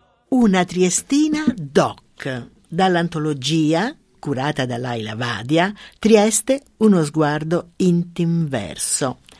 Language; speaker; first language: Italian; native; Italian